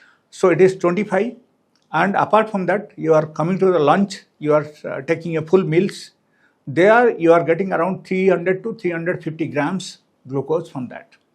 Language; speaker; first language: English; non-native, local second language; Telugu